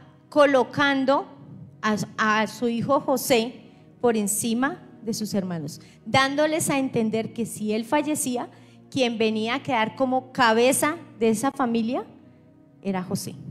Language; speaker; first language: Spanish; native; Spanish